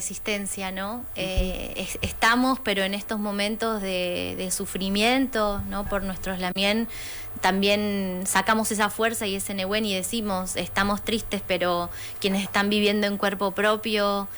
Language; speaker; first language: Spanish; native; Spanish